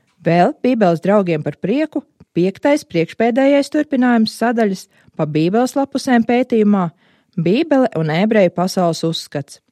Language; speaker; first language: Latvian; native; Latvian